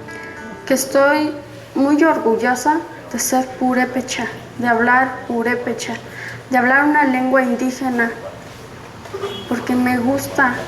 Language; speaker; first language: Spanish; non-native, local second language; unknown